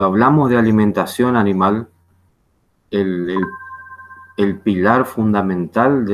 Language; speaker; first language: Spanish; native; Spanish